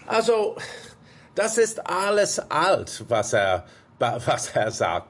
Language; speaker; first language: German; non-native, fluent; English